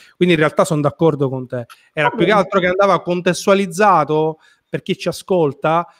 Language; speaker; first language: Italian; native; Italian